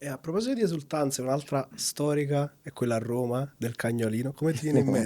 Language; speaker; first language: Italian; native; Italian